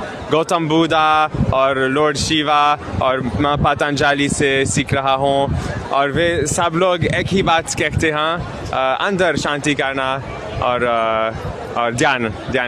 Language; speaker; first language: Hindi; non-native, learner; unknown